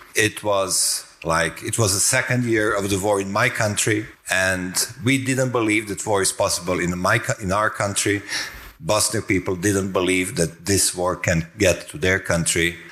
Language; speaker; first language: English; non-native, fluent; Croatian